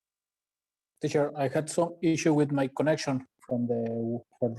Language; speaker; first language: English; non-native, learner; Spanish